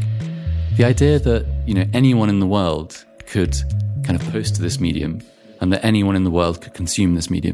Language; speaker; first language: English; native; English